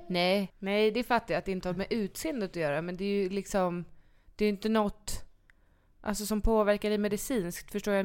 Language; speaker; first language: Swedish; native; Swedish